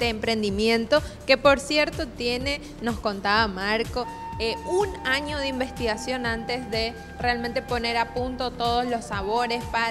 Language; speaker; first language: Spanish; native; Spanish